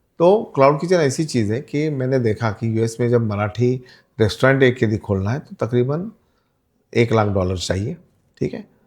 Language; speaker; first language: Hindi; non-native, local second language; Marathi